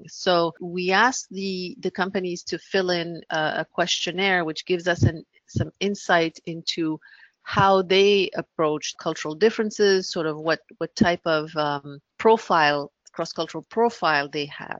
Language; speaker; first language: English; non-native, local second language; French